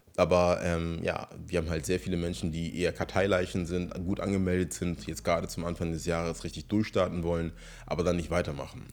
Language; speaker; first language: German; early bilingual, other home language; Ewe